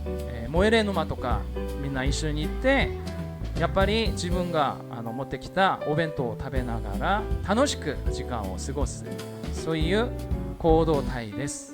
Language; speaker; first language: Japanese; non-native, fluent; Korean